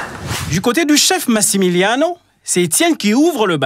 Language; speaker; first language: French; non-native, local second language; Lingala